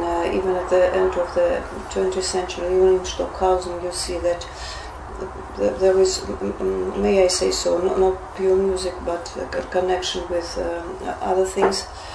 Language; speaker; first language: English; non-native, fluent; Russian